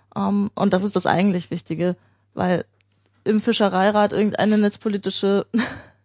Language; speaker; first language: German; native; German